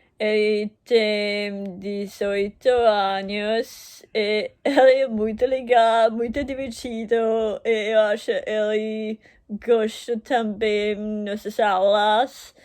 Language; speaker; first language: Portuguese; non-native, learner; German